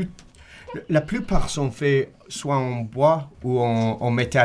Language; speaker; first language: French; non-native, fluent; English